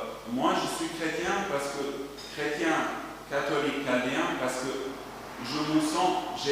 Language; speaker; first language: French; non-native, learner; Arabic